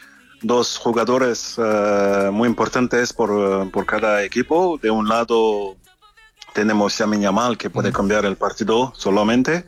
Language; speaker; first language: Spanish; non-native, fluent; French